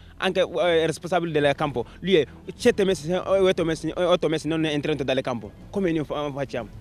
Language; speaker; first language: Italian; non-native, learner; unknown